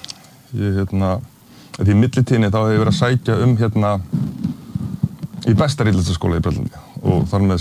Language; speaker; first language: Icelandic; native; Icelandic